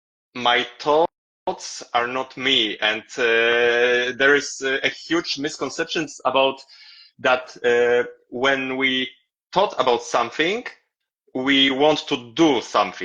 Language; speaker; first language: English; non-native, learner; Polish